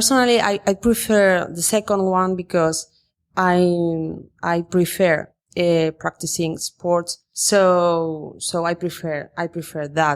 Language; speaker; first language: English; non-native, fluent; Spanish